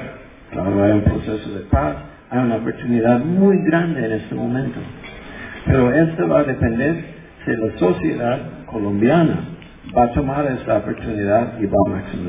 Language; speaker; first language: Spanish; non-native, fluent; English